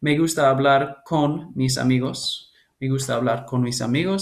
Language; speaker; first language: Spanish; non-native, learner; English